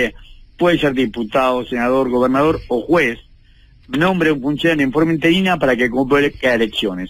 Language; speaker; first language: Spanish; native; Spanish